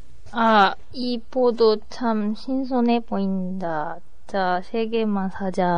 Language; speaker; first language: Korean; non-native, learner; Japanese